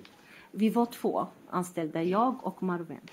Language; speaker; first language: Swedish; non-native, fluent; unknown